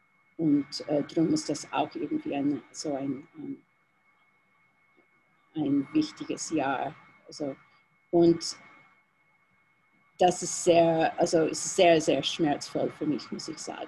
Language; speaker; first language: German; non-native, fluent; English